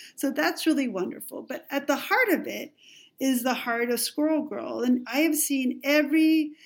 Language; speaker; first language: English; non-native, fluent; Spanish